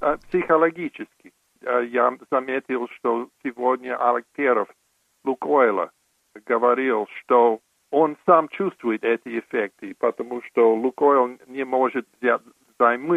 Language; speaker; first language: Russian; non-native, fluent; English